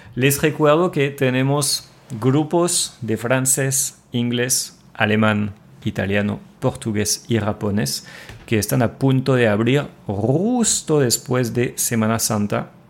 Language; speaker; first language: Spanish; non-native, fluent; French